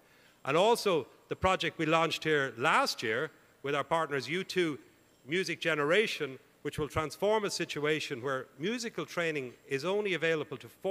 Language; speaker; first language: English; native; English